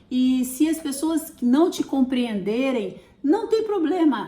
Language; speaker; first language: Portuguese; native; Portuguese